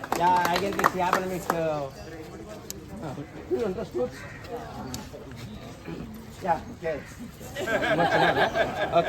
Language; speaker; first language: German; non-native, learner; Telugu